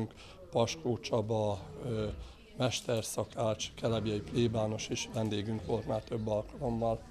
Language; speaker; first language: Hungarian; native; Hungarian